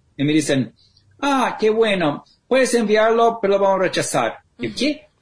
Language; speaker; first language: Spanish; non-native, fluent; English